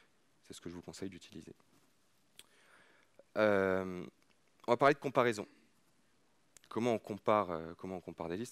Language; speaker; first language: French; native; French